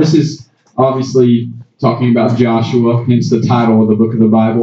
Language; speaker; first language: English; native; English